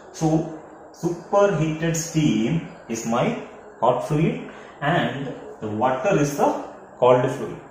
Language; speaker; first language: English; non-native, local second language; Malayalam